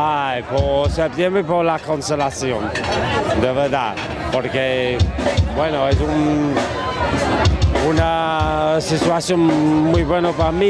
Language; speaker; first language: Spanish; non-native, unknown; English